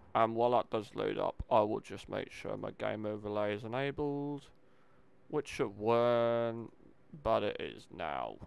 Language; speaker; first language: English; native; English